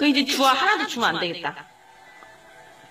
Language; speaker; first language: Korean; native; Korean